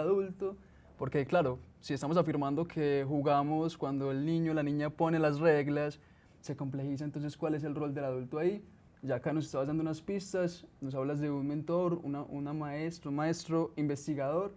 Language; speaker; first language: Spanish; native; Spanish